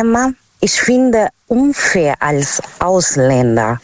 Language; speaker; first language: German; non-native, learner; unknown